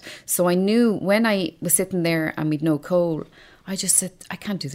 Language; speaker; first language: English; native; English